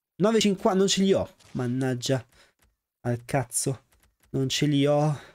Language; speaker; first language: Italian; native; Italian